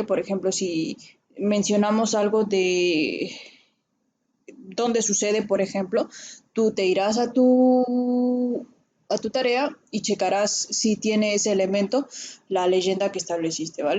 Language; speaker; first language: Spanish; native; Spanish